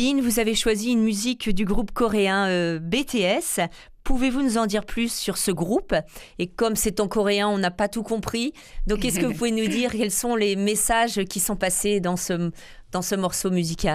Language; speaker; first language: French; native; French